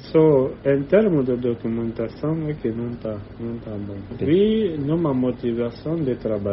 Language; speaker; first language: Portuguese; non-native, learner; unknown